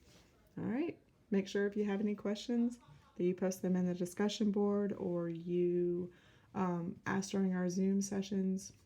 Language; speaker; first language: English; native; English